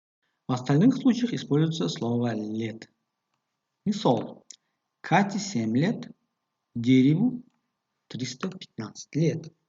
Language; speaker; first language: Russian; non-native, local second language; Tajik